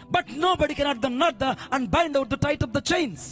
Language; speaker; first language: English; non-native, local second language; Telugu